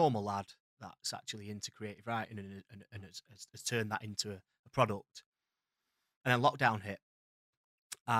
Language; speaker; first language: English; native; English